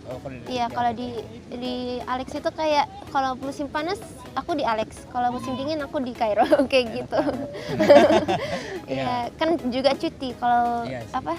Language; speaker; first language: Indonesian; early bilingual, heritage; Indonesian